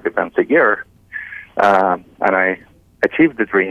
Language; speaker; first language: English; non-native, fluent; Persian